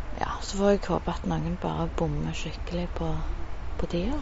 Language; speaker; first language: Norwegian; native; Norwegian